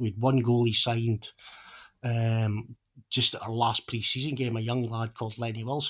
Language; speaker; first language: English; native; English